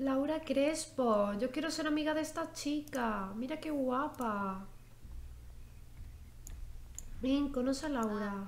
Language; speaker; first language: Spanish; native; Spanish